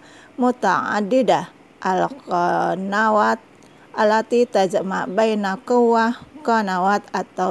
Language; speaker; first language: Arabic; non-native, fluent; Indonesian